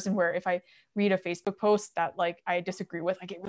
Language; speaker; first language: English; native; English